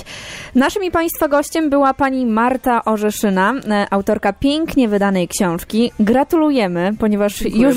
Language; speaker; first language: Polish; native; Polish